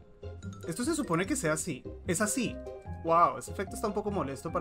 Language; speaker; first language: Spanish; native; Spanish